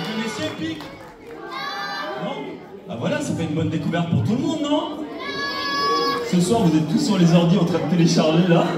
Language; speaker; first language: French; native; French